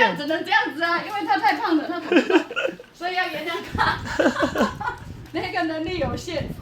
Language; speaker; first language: Chinese; native; Chinese